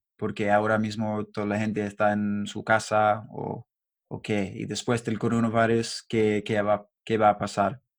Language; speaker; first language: Spanish; non-native, learner; English